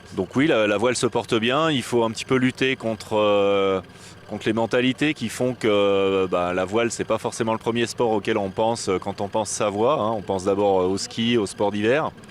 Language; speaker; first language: French; native; French